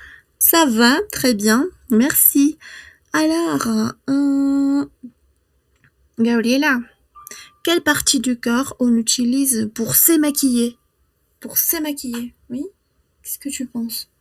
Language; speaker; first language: French; non-native, fluent; Spanish